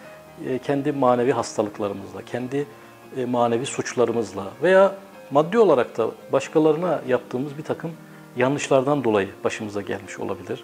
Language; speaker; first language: Turkish; native; Turkish